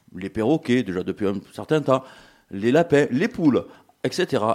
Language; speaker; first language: French; native; French